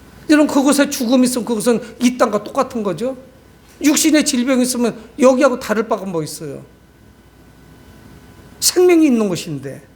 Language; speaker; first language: Korean; native; Korean